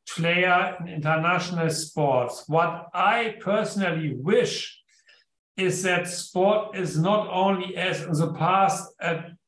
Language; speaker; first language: English; non-native, fluent; German